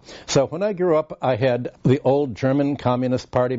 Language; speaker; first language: English; native; English